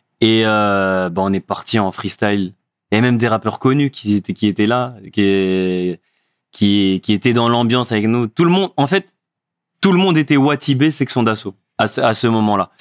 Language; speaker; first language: French; early bilingual, other home language; Fula